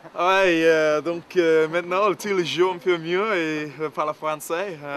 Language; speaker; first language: French; non-native, learner; English